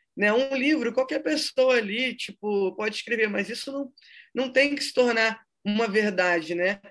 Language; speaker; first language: Portuguese; native; Portuguese